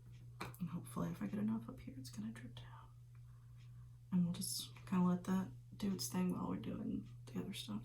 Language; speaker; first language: English; native; English